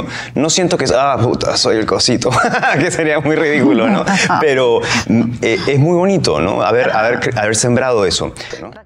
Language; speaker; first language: Spanish; native; Spanish